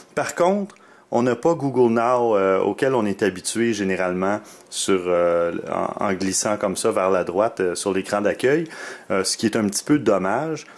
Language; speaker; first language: French; native; French